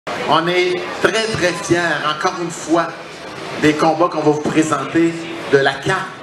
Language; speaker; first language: French; native; French